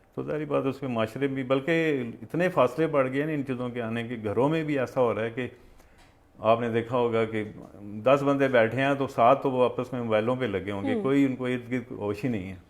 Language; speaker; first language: Urdu; non-native, local second language; Punjabi